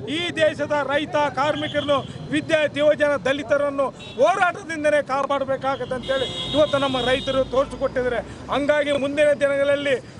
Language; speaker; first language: Kannada; native; Kannada